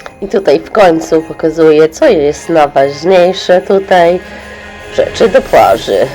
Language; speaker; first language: Polish; early bilingual, heritage; English